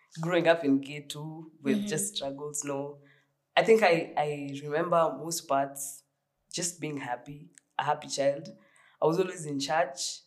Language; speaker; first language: English; non-native, local second language; Swahili